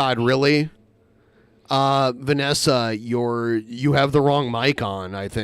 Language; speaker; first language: English; native; English